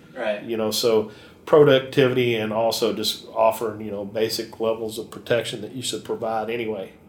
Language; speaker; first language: English; native; English